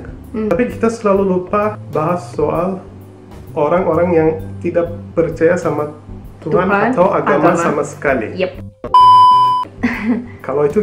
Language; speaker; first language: Indonesian; non-native, fluent; Turkish